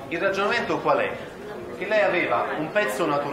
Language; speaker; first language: Italian; native; Italian